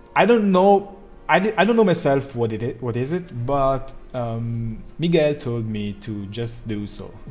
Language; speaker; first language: English; non-native, fluent; Italian